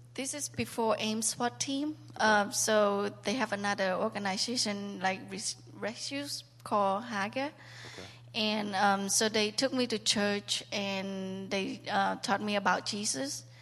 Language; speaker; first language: English; non-native, learner; Khmer